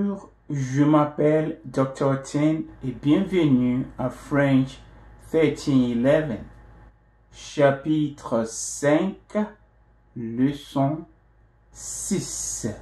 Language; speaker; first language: French; non-native, fluent; English